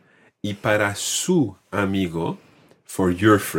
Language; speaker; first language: Spanish; non-native, fluent; English